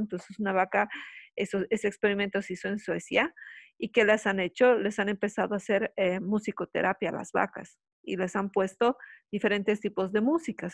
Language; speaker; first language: Spanish; native; Spanish